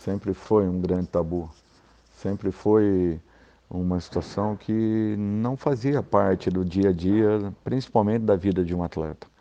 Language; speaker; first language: Portuguese; native; Portuguese